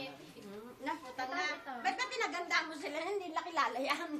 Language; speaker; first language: Filipino; native; Filipino